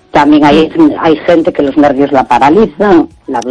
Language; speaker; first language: Spanish; native; Spanish